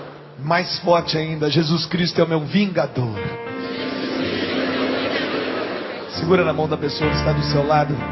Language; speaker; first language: Portuguese; native; Portuguese